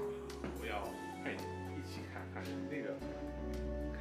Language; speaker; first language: Chinese; non-native, learner; Italian